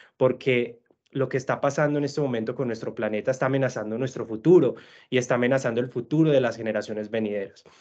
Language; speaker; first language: Spanish; native; Spanish